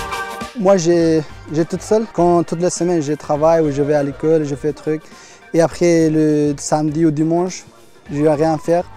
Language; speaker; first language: French; non-native, learner; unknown